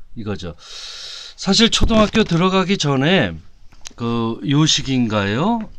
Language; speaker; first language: Korean; native; Korean